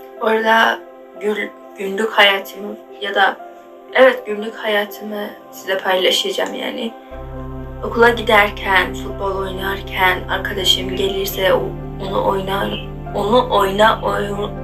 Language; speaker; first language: Turkish; non-native, learner; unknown